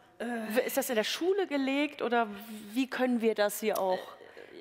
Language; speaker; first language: German; native; German